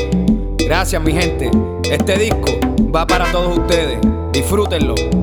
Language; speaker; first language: Spanish; native; Spanish